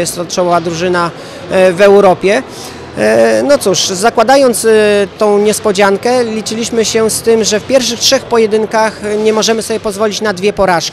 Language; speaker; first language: Polish; native; Polish